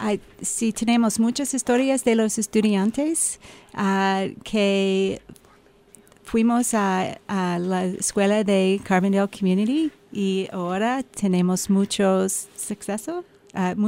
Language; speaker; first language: Spanish; non-native, learner; English